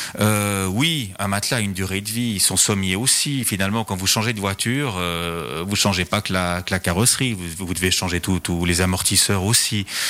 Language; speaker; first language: French; native; French